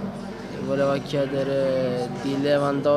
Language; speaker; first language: Italian; non-native, fluent; Turkish